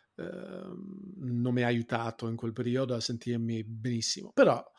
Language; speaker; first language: Italian; non-native, fluent; English